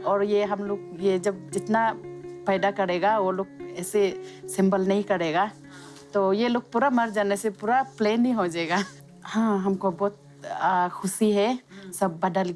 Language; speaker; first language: Hindi; non-native, local second language; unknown